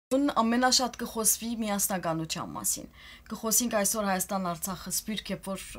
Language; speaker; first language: Armenian; early bilingual, heritage; Armenian